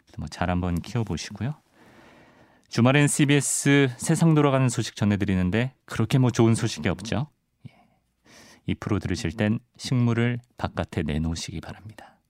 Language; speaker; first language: Korean; native; Korean